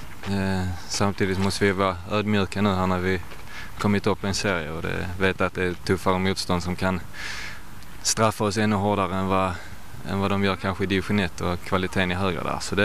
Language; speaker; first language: Swedish; native; Swedish